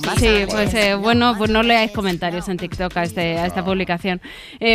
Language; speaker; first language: Spanish; native; Spanish